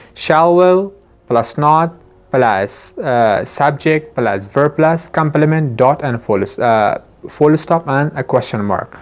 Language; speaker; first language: English; non-native, learner; Persian